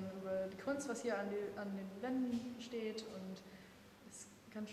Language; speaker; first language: German; non-native, fluent; English